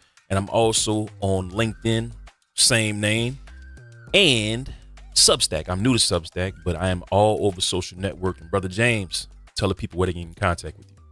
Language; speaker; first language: English; native; English